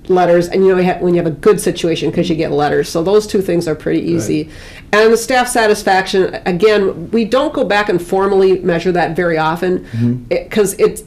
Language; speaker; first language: English; native; English